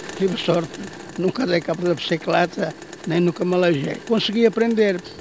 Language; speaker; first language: Portuguese; native; Portuguese